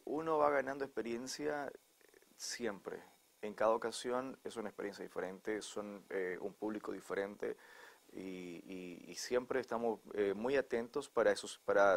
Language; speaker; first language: Spanish; native; Spanish